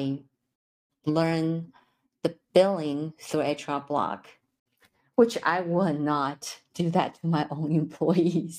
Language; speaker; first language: English; non-native, fluent; Chinese